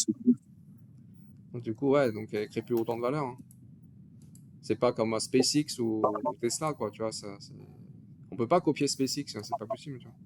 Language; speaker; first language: French; native; French